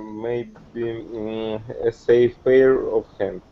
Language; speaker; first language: English; non-native, learner; Russian